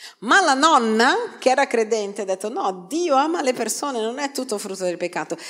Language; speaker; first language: Italian; non-native, fluent; Portuguese